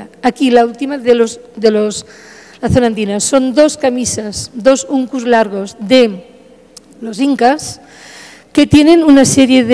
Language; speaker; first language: Spanish; native; Spanish